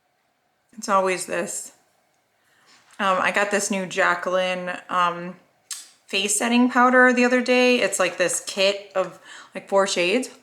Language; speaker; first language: English; native; English